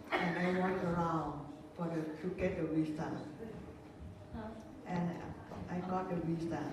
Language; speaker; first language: English; non-native, learner; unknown